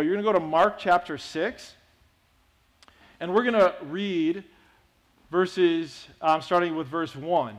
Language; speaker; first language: English; native; English